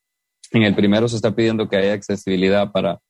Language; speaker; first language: Spanish; native; Spanish